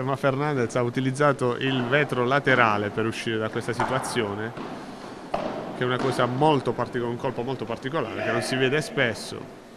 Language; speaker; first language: Italian; native; Italian